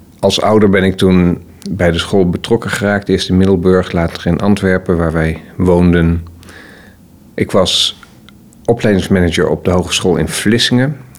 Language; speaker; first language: Dutch; native; Dutch